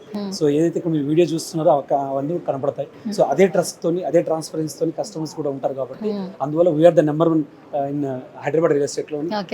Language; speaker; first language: Telugu; native; Telugu